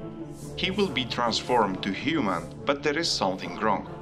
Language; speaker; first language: English; non-native, fluent; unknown